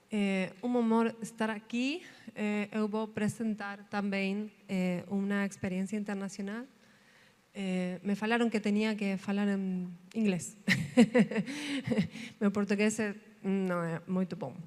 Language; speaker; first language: Portuguese; non-native, learner; Spanish